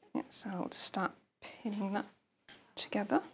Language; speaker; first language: English; native; English